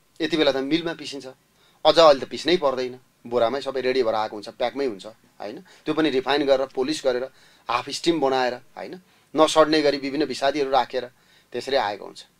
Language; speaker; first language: Nepali; native; Nepali